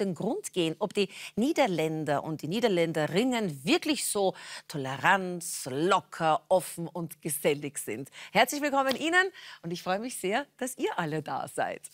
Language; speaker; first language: German; native; German